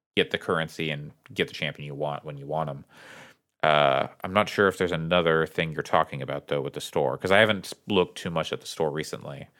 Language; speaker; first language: English; native; English